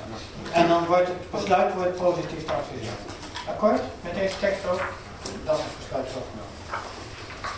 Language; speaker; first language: Dutch; native; Dutch